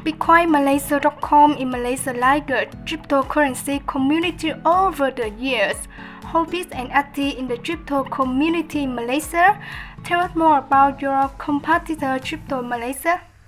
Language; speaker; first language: English; non-native, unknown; Vietnamese